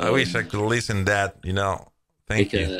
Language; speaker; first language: English; non-native, learner; French